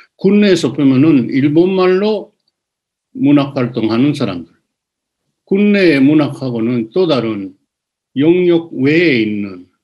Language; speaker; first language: Korean; early bilingual, other home language; Japanese